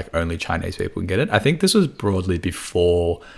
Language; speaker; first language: English; non-native, local second language; Cantonese